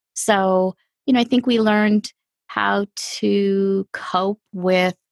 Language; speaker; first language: English; native; English